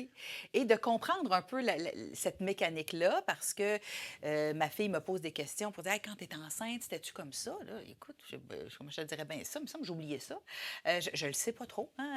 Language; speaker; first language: French; native; French